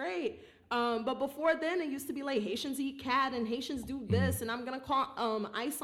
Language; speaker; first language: English; early bilingual, other home language; Haitian Creole